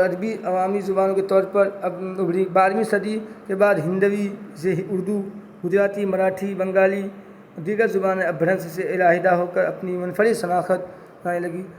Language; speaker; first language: Urdu; native; Urdu